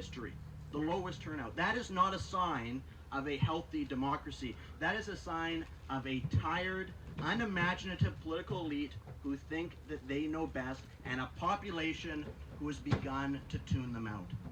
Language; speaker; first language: English; native; English